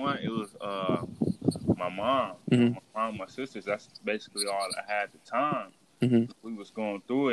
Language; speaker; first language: English; native; English